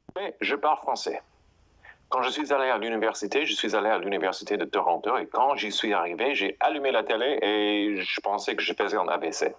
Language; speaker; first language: French; non-native, fluent; English